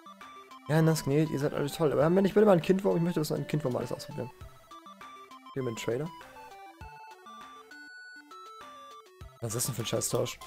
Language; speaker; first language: German; native; German